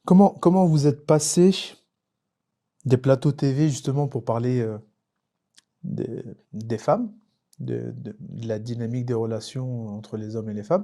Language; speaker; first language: French; native; French